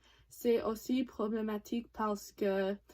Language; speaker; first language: French; non-native, learner; English